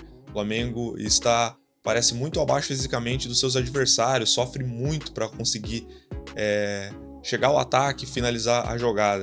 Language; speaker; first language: Portuguese; native; Portuguese